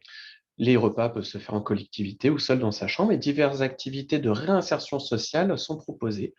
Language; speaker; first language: French; native; French